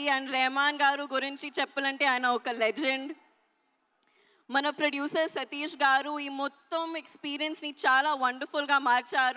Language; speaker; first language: Telugu; non-native, learner; Hindi